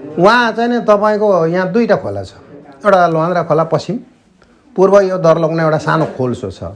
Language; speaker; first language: Nepali; non-native, local second language; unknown